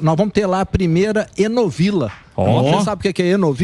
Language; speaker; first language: Portuguese; native; Portuguese